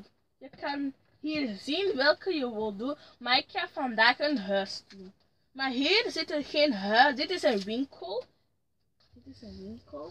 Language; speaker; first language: Dutch; early bilingual, other home language; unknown